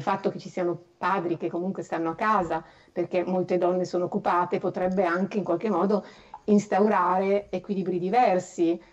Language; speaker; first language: Italian; native; Italian